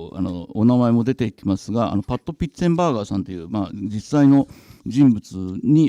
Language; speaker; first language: Japanese; native; Japanese